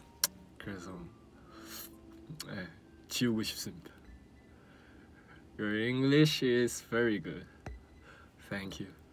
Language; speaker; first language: English; non-native, learner; Korean